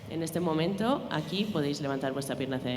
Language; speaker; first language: Spanish; native; Spanish